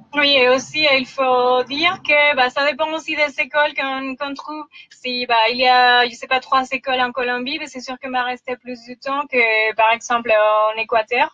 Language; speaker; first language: French; non-native, fluent; Spanish